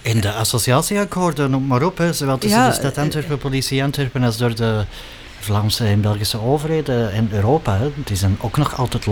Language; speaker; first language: Dutch; native; Dutch